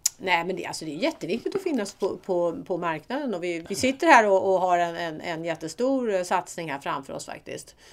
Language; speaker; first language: Swedish; native; Swedish